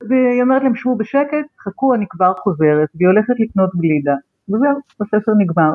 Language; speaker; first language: Hebrew; native; Hebrew